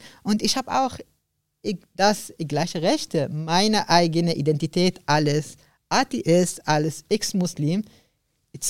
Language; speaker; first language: German; non-native, learner; Arabic